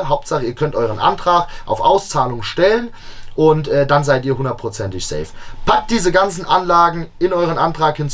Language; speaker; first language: German; native; German